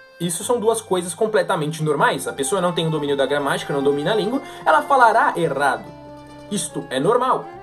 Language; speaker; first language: Portuguese; native; Portuguese